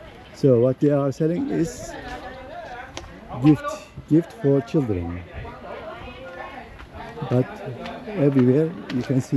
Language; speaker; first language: English; non-native, learner; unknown